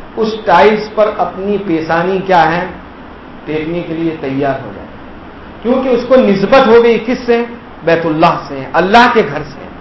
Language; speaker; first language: Urdu; non-native, local second language; Gujarati